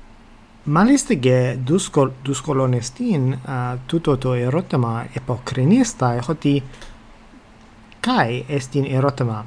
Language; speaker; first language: Greek; non-native, fluent; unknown